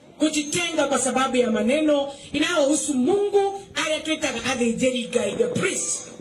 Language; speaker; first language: Swahili; non-native, local second language; Kikuyu